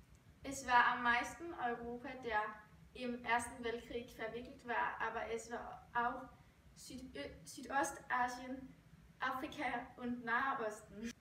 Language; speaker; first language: German; non-native, learner; Danish